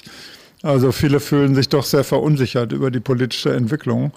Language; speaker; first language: German; native; German